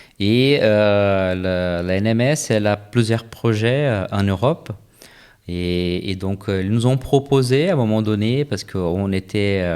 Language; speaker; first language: French; non-native, fluent; Portuguese